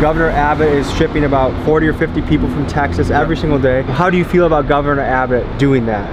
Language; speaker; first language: English; native; English